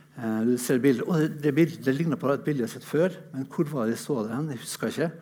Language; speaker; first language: Norwegian; native; Norwegian